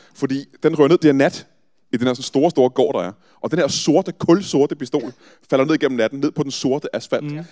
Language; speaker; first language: Danish; native; Danish